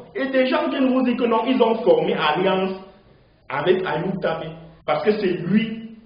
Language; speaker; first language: French; native; French